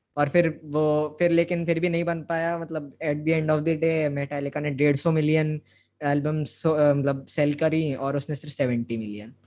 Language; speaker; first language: Hindi; native; Hindi